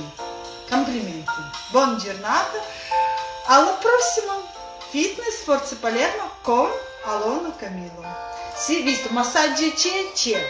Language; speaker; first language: Italian; non-native, learner; Russian